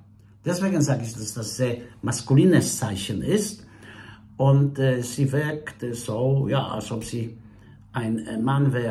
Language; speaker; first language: German; non-native, fluent; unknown